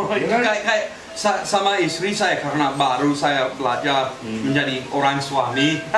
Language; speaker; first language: Indonesian; non-native, fluent; Spanish